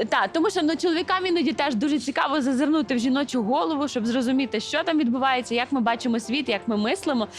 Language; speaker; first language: Ukrainian; native; Ukrainian